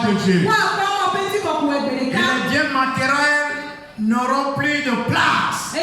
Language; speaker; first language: French; non-native, local second language; Ewe